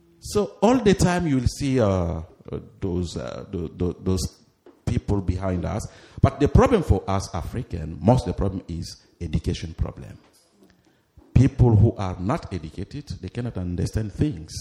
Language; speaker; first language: English; non-native, fluent; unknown